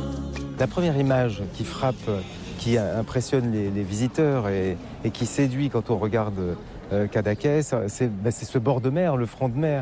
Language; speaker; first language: French; native; French